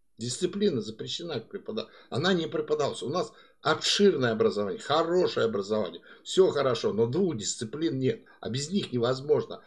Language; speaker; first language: Russian; native; Russian